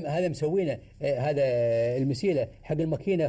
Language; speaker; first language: Arabic; native; Arabic